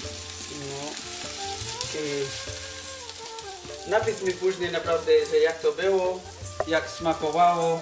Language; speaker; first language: Polish; non-native, learner; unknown